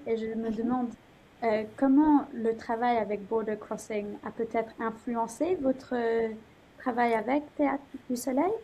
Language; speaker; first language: French; non-native, fluent; English